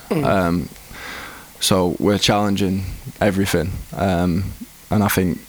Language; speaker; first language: English; native; English